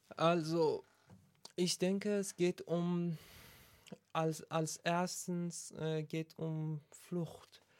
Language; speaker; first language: German; non-native, learner; Persian